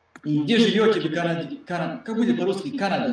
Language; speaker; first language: Russian; non-native, learner; Serbian